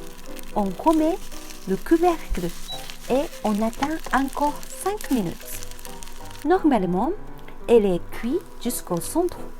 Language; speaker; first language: French; non-native, fluent; Japanese